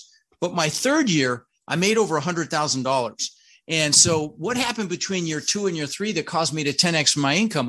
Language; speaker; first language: English; early bilingual, other home language; Dutch